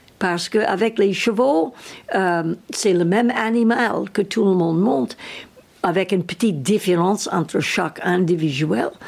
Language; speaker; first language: French; non-native, learner; English